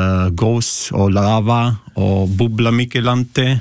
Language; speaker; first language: Icelandic; non-native, learner; Italian